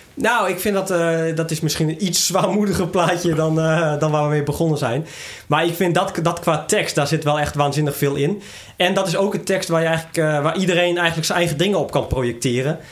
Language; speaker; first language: Dutch; native; Dutch